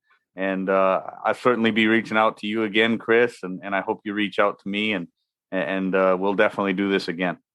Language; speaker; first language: English; native; English